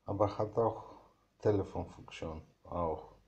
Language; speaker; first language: German; non-native, learner; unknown